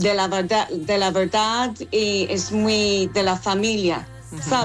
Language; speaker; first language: Spanish; non-native, fluent; English